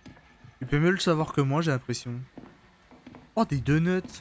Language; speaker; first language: French; native; French